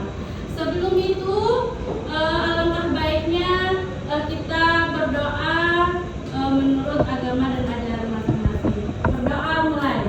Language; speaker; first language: Indonesian; native; Indonesian